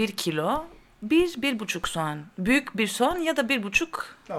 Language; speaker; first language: Turkish; non-native, learner; Greek